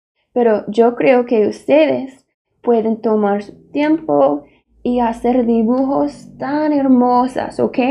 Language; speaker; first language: Spanish; non-native, fluent; English